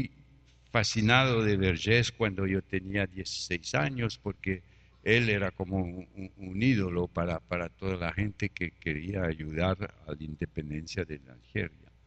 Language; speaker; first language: Spanish; non-native, fluent; French